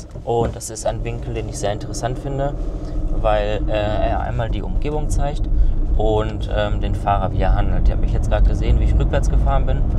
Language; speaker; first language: German; native; German